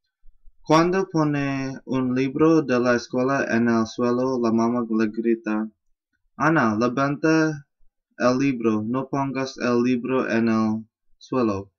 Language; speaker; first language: Spanish; non-native, learner; English